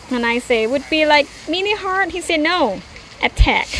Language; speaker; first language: English; non-native, learner; Thai